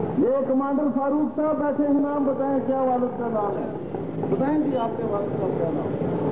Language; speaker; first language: Urdu; non-native, local second language; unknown